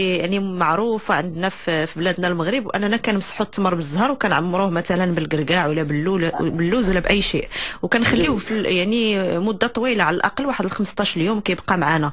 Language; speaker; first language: Arabic; native; Arabic